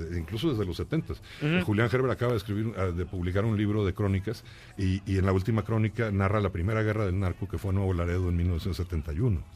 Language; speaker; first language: Spanish; native; Spanish